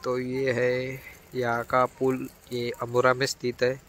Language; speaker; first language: Hindi; non-native, local second language; Marathi